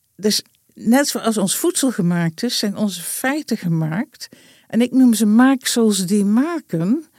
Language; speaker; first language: Dutch; native; Dutch